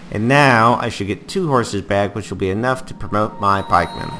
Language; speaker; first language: English; native; English